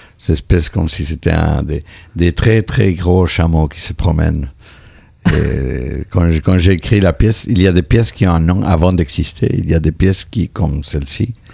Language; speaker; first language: French; non-native, fluent; Spanish